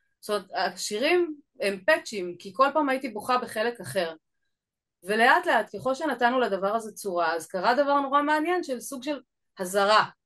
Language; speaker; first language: Hebrew; early bilingual, other home language; Russian